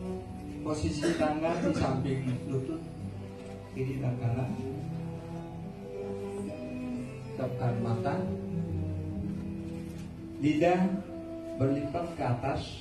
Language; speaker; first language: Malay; non-native, fluent; Bangla